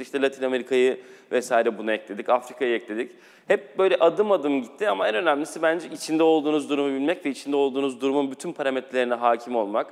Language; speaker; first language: Turkish; native; Turkish